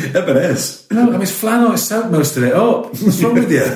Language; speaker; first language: English; native; English